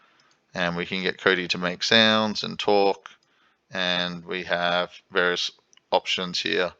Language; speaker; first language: English; native; English